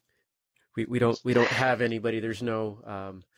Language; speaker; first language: English; native; English